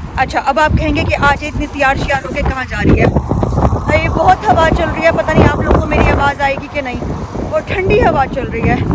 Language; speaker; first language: Urdu; native; Urdu